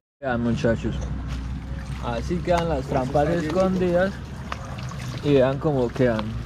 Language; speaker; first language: Spanish; native; Spanish